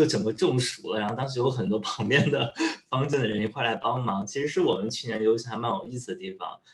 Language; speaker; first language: Chinese; native; Chinese